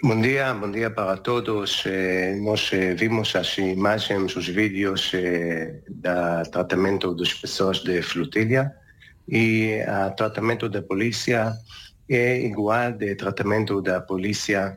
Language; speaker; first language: Portuguese; non-native, learner; Hebrew